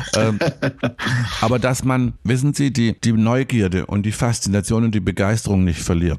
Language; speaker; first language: German; native; German